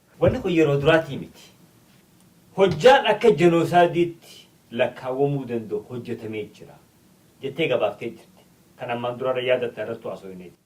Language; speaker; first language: Oromo; native; Oromo